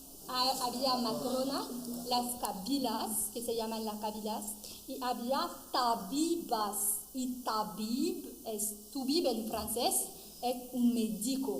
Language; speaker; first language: Spanish; non-native, fluent; French